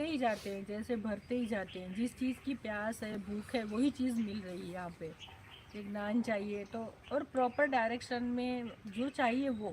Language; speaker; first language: Hindi; native; Hindi